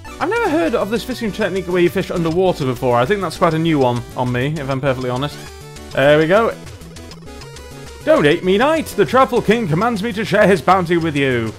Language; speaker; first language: English; native; English